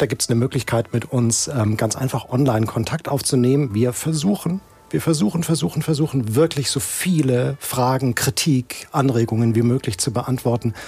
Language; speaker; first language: German; native; German